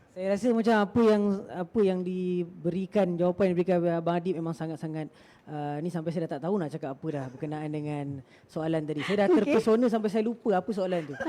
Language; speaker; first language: Malay; native; Malay